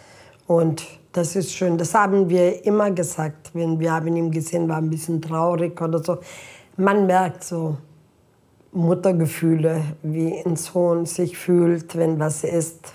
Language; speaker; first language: German; non-native, fluent; Italian